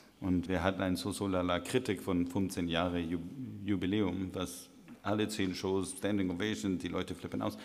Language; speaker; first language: German; non-native, fluent; English